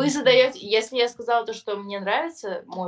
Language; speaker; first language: Russian; native; Russian